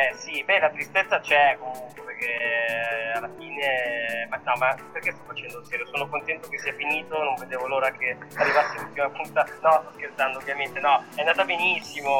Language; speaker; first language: Italian; native; Italian